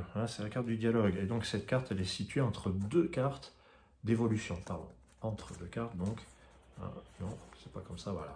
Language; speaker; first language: French; native; French